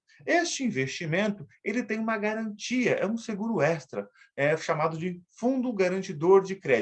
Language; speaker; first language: Portuguese; native; Portuguese